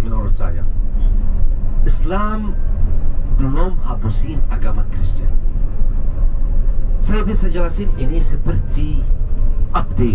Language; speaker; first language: Indonesian; non-native, fluent; Arabic